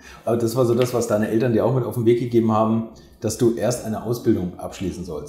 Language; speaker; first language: German; native; German